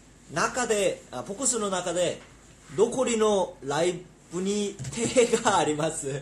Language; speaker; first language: Japanese; non-native, learner; Korean